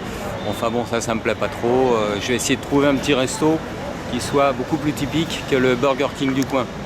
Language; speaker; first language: French; native; French